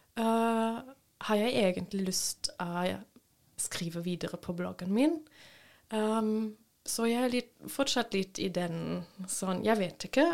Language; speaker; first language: Norwegian; non-native, fluent; German